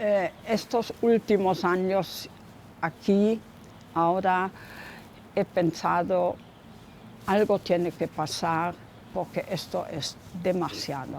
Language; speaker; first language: Spanish; non-native, fluent; German